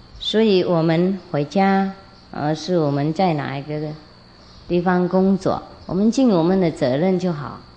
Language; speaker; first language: Chinese; non-native, fluent; Vietnamese